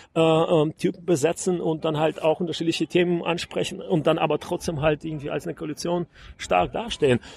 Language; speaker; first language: German; non-native, fluent; Russian